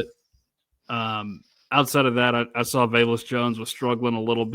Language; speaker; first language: English; native; English